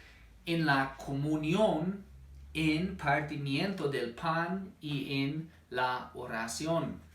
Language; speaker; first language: Spanish; non-native, fluent; English